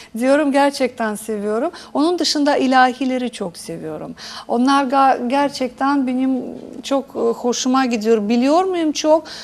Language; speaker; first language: Turkish; non-native, fluent; Russian